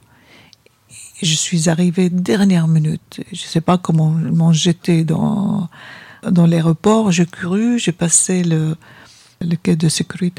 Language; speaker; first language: French; non-native, fluent; Arabic